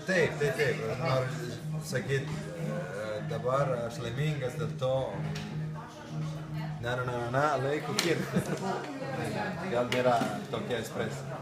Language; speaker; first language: Lithuanian; non-native, learner; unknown